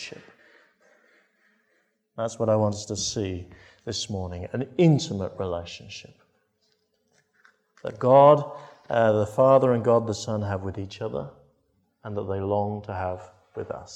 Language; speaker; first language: English; native; English